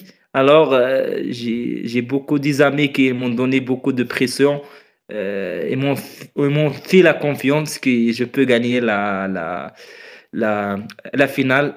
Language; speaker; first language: French; non-native, learner; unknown